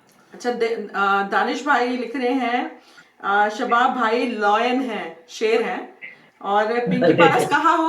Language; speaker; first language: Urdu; non-native, local second language; Punjabi